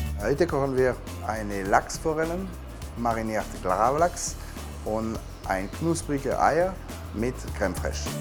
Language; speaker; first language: German; non-native, learner; French